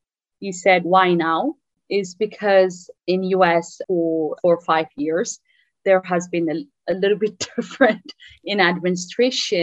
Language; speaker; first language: English; non-native, fluent; Tigrinya